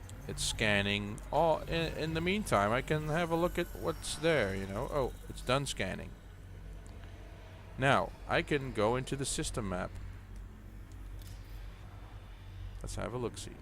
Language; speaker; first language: English; native; English